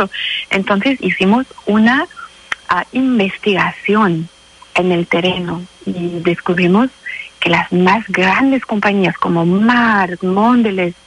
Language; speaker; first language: Spanish; non-native, fluent; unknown